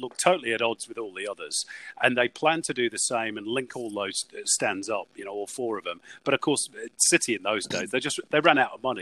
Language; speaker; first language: English; native; English